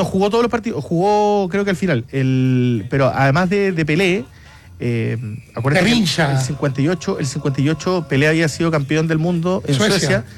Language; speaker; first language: Spanish; native; Spanish